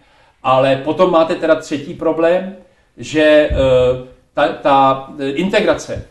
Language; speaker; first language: Czech; native; Czech